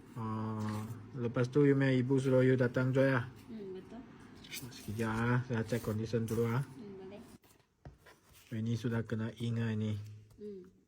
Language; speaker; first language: Malay; non-native, local second language; Chinese